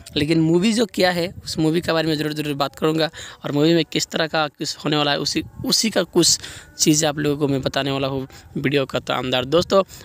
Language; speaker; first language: Hindi; non-native, local second language; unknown